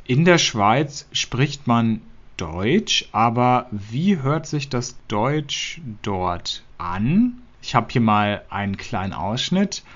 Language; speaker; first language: German; native; German